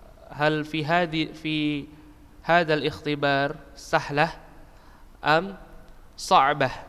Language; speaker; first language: Arabic; non-native, fluent; Indonesian